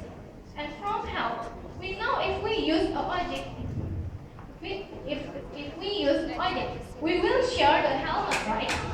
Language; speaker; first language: English; non-native, learner; Indonesian